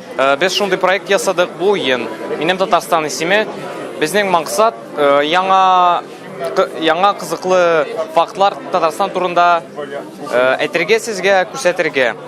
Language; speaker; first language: Tatar; non-native, local second language; Russian